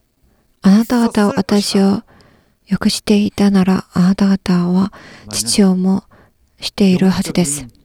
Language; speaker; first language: Japanese; non-native, learner; Korean